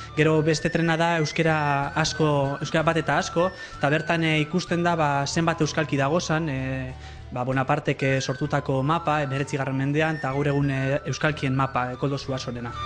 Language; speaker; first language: Basque; native; Basque